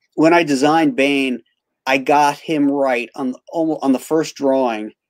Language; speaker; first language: English; native; English